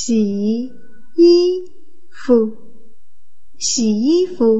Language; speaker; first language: Chinese; non-native, fluent; Vietnamese